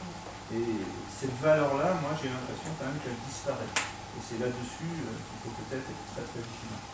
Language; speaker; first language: French; native; French